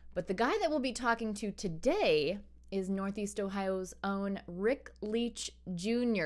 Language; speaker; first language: English; native; English